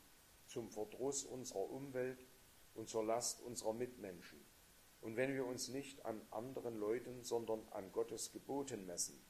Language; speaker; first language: German; native; German